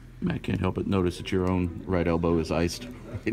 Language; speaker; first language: English; native; English